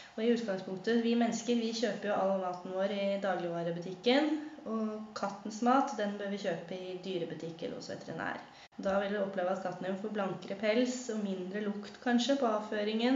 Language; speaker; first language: Norwegian; native; Norwegian